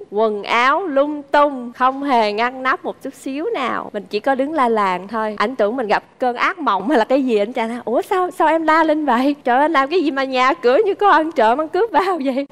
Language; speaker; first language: Vietnamese; native; Vietnamese